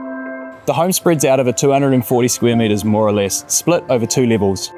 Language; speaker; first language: English; native; English